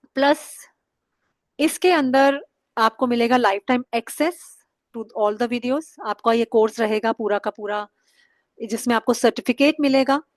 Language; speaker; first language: Hindi; native; Hindi